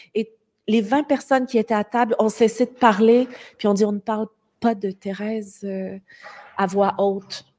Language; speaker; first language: French; native; French